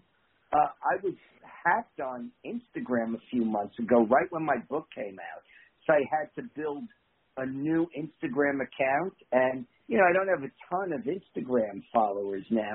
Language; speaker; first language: English; native; English